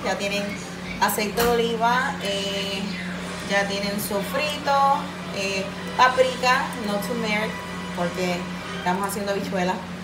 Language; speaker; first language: Spanish; early bilingual, heritage; Spanish